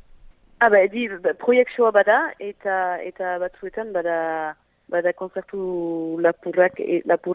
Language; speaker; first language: Basque; non-native, local second language; French